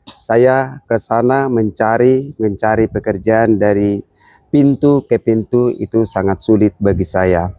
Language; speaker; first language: Indonesian; non-native, local second language; Batak Toba